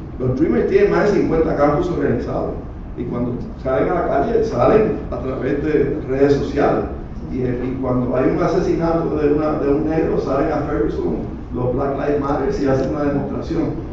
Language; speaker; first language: Spanish; native; Spanish